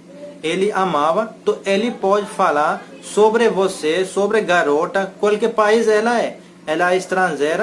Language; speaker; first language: Portuguese; non-native, learner; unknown